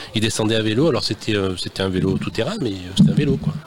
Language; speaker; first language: French; native; French